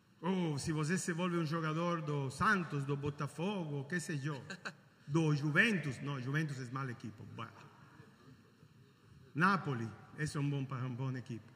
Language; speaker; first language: Portuguese; non-native, learner; Italian